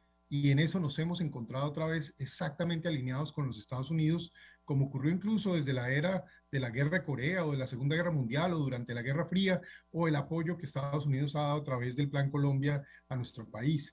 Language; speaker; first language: Spanish; native; Spanish